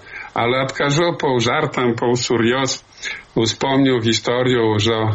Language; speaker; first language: Polish; non-native, learner; Belarusian